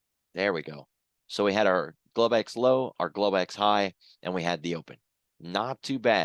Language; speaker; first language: English; native; English